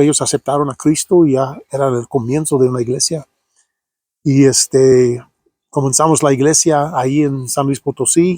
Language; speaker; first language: Spanish; non-native, fluent; English